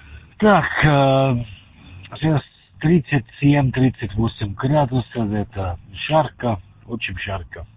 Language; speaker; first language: Russian; non-native, learner; German